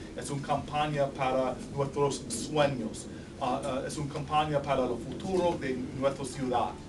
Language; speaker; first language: Spanish; non-native, fluent; English